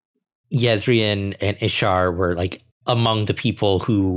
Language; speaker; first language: English; native; English